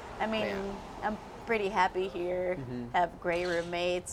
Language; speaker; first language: English; non-native, fluent; Spanish